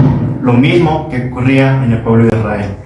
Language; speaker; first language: Spanish; native; Spanish